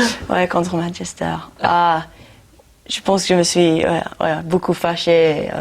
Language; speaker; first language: French; non-native, learner; English